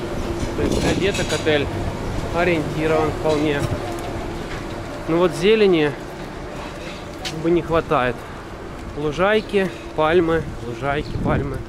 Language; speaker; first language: Russian; native; Russian